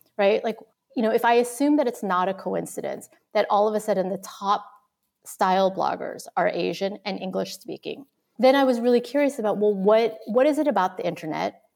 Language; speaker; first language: English; early bilingual, other home language; Vietnamese